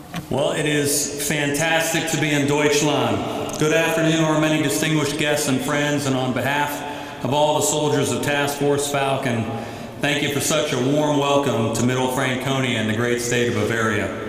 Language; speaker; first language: English; native; English